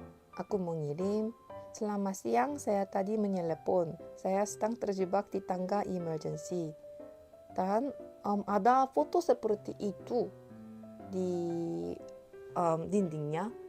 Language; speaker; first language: Indonesian; non-native, learner; Korean